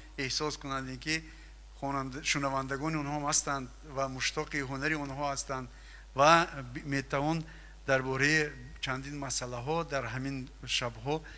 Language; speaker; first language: Tajik; native; Tajik